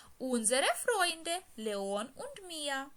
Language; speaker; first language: German; non-native, fluent; Ukrainian